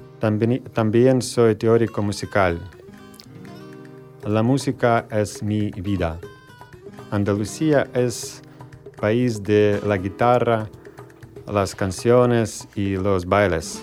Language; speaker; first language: Spanish; non-native, learner; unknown